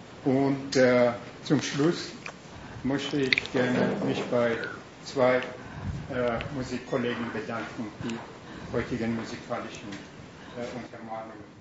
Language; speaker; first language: German; non-native, fluent; Persian